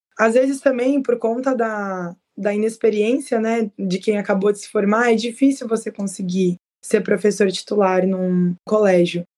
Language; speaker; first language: Portuguese; native; Portuguese